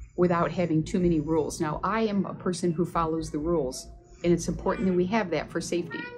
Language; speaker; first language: English; native; English